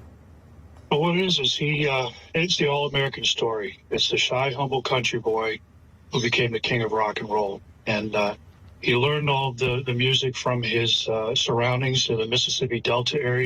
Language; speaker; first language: English; native; English